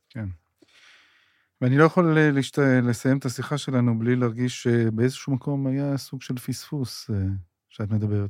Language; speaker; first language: Hebrew; native; Hebrew